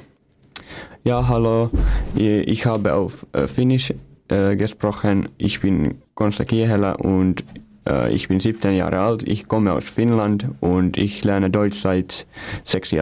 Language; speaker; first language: German; non-native, fluent; Finnish